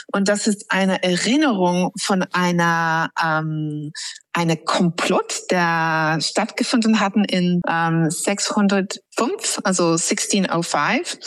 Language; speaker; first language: German; non-native, fluent; English